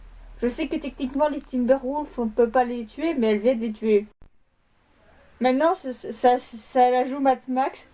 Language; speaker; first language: French; native; French